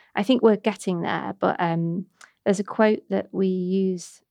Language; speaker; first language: English; native; English